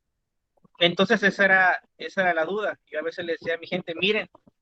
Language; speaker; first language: Spanish; native; Spanish